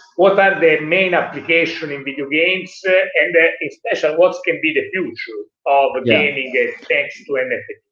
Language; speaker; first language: English; non-native, learner; Italian